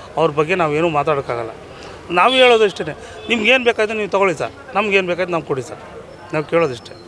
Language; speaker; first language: Kannada; native; Kannada